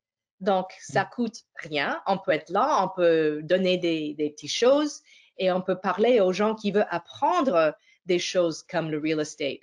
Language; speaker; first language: French; non-native, fluent; English